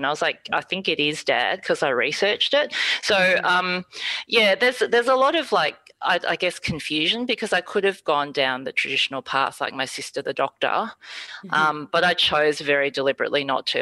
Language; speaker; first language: English; early bilingual, other home language; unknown